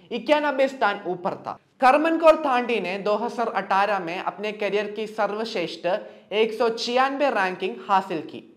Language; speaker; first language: Hindi; non-native, local second language; Malayalam